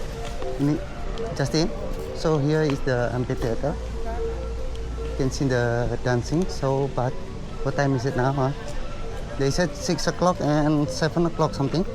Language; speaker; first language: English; non-native, learner; Indonesian